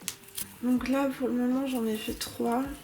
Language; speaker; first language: French; native; French